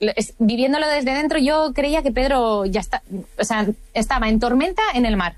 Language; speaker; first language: Spanish; native; Spanish